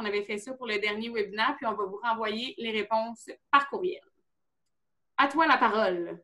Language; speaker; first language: French; native; French